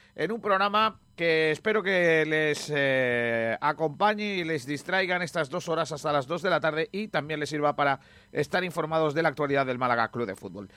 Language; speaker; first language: Spanish; native; Spanish